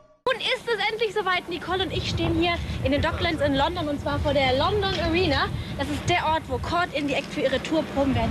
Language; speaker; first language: German; native; German